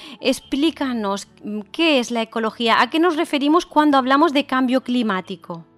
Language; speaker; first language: Spanish; native; Spanish